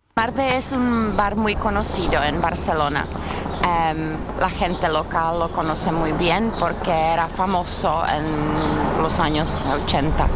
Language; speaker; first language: Spanish; non-native, fluent; Czech